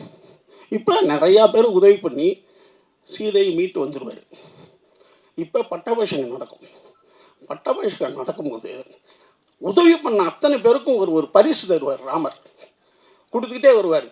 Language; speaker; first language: Tamil; native; Tamil